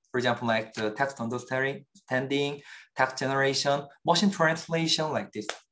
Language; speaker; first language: English; non-native, fluent; Korean